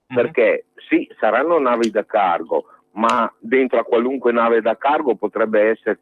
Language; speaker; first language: Italian; native; Italian